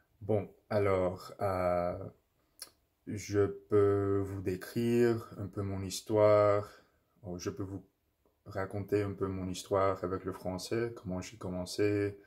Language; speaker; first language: French; non-native, local second language; English